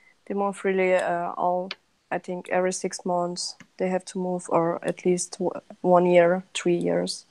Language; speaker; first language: English; non-native, fluent; Russian